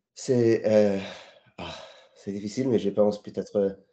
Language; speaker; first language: French; non-native, learner; English